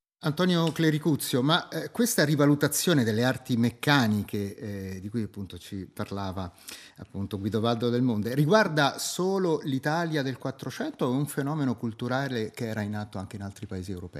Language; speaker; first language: Italian; native; Italian